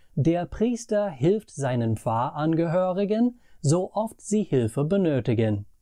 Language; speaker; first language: German; non-native, fluent; English